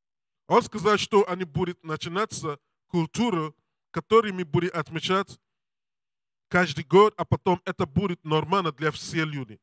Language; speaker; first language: Russian; non-native, learner; English